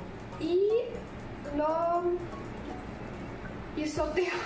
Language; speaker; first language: Spanish; non-native, fluent; Russian